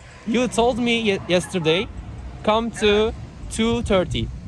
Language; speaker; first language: English; non-native, learner; Turkish